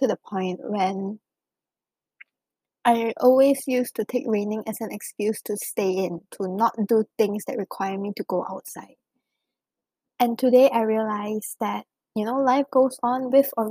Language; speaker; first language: English; non-native, local second language; Chinese